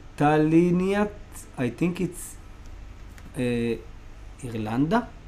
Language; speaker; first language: English; non-native, fluent; Hebrew